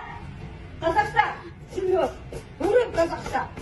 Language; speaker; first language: Kazakh; non-native, learner; Russian